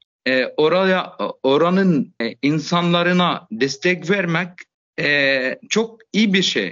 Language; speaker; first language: Turkish; non-native, fluent; Arabic